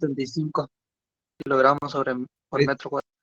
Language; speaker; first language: Spanish; native; Spanish